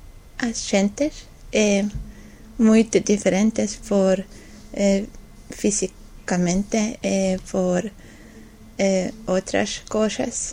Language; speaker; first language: Portuguese; non-native, learner; Estonian